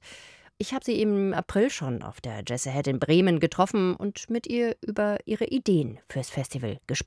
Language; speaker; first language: German; native; German